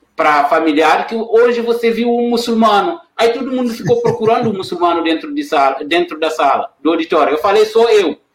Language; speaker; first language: Portuguese; non-native, fluent; Wolof